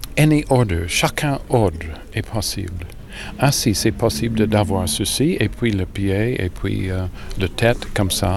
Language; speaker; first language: French; non-native, learner; English